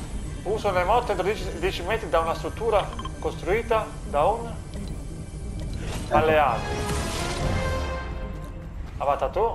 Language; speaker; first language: Italian; native; Italian